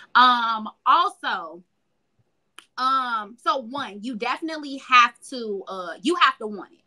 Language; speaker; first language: English; native; English